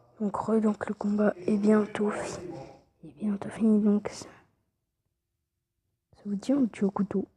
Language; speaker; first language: French; native; French